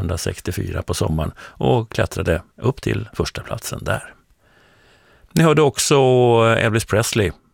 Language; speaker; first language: Swedish; native; Swedish